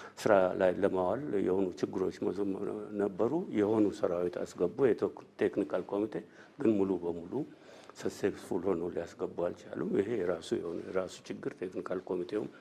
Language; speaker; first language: Amharic; non-native, local second language; Oromo